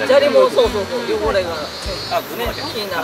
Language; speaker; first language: Japanese; native; Japanese